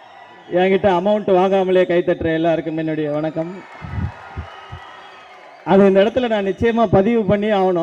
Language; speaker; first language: Tamil; native; Tamil